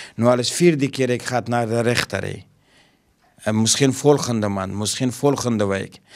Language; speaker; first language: Dutch; non-native, learner; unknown